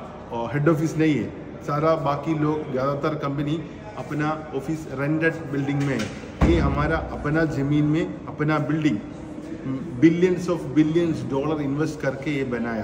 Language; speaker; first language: Hindi; non-native, fluent; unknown